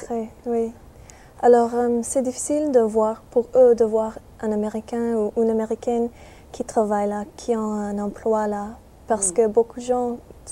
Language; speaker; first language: French; non-native, fluent; English